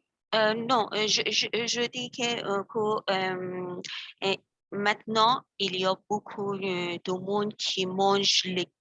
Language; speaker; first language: French; non-native, learner; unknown